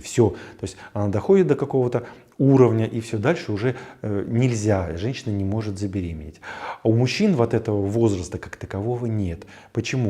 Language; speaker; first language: Russian; native; Russian